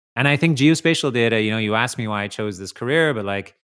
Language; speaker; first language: English; native; English